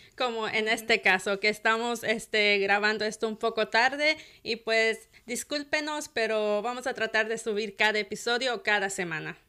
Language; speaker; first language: Spanish; native; Spanish